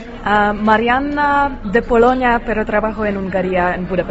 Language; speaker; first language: Spanish; non-native, learner; Polish